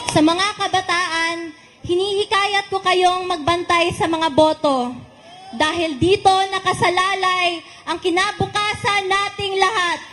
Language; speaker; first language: Filipino; non-native, local second language; Cebuano